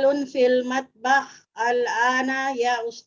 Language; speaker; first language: Arabic; non-native, learner; Filipino